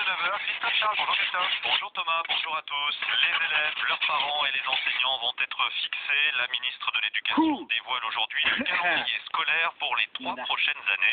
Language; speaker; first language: French; native; French